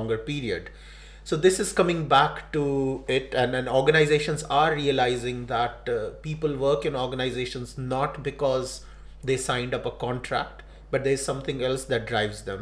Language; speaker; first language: English; non-native, local second language; Gujarati